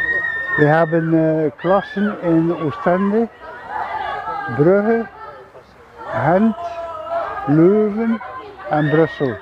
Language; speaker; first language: Dutch; non-native, fluent; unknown